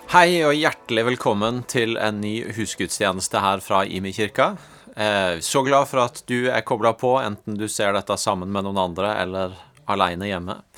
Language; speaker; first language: Norwegian; native; Norwegian